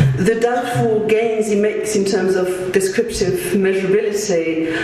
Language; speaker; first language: English; non-native, fluent; French